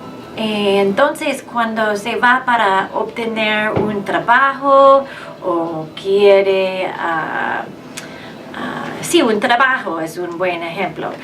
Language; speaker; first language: Spanish; non-native, fluent; English